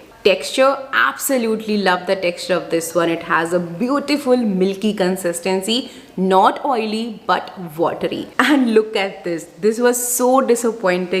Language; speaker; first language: English; non-native, local second language; Hindi